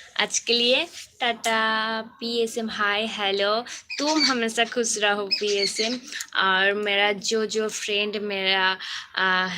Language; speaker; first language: Hindi; non-native, local second language; Bangla